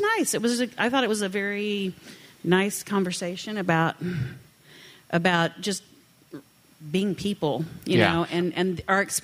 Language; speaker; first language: English; native; English